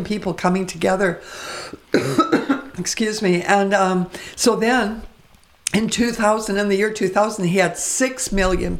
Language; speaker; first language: English; native; English